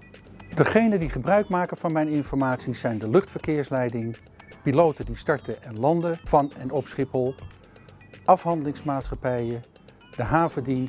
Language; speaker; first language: Dutch; native; Dutch